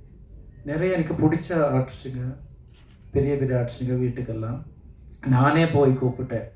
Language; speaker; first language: Tamil; non-native, learner; Malayalam